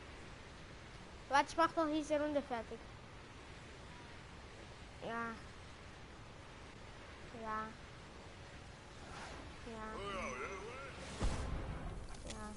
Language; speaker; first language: German; early bilingual, other home language; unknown